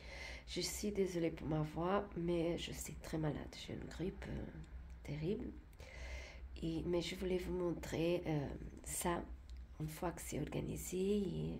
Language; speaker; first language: French; non-native, fluent; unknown